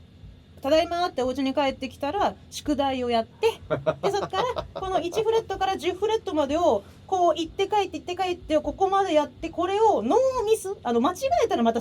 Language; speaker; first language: Japanese; native; Japanese